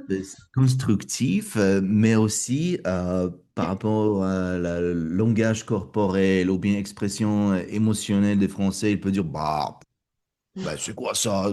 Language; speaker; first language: French; non-native, fluent; Russian